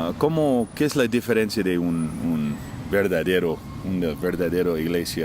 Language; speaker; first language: Spanish; non-native, fluent; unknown